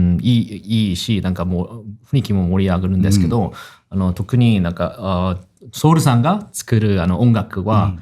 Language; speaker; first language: Japanese; non-native, fluent; Korean